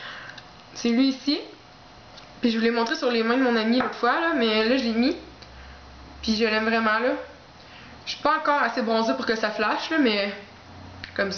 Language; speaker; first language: French; native; French